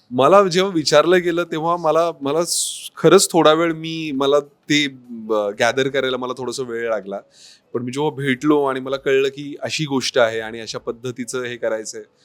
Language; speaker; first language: Marathi; native; Marathi